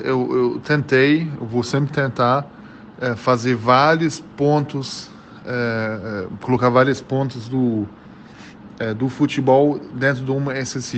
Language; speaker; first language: Portuguese; early bilingual, heritage; German